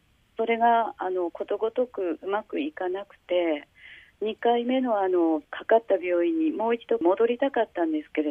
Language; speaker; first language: Japanese; native; Japanese